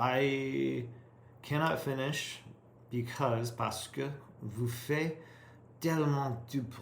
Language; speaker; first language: French; non-native, learner; English